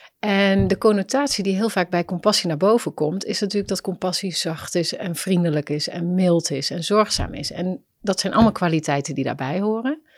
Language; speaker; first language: Dutch; native; Dutch